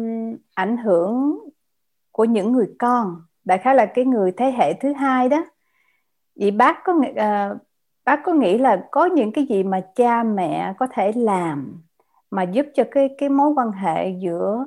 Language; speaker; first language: Vietnamese; native; Vietnamese